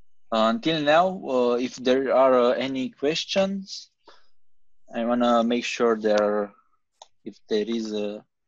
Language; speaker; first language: English; non-native, fluent; Romanian